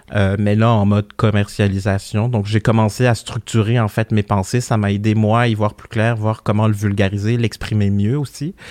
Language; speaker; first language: French; early bilingual, other home language; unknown